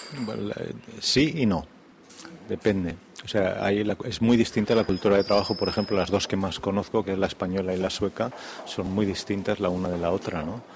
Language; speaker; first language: Spanish; native; Spanish